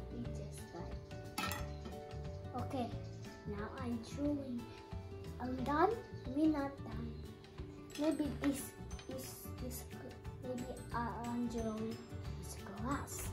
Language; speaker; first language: English; early bilingual, other home language; Indonesian